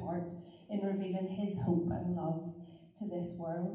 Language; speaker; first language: English; native; English